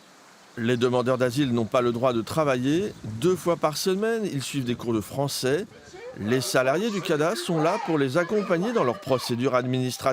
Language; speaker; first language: French; native; French